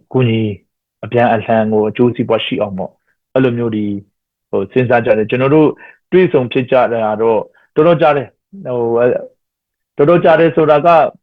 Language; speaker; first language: Burmese; non-native, local second language; Hakha Chin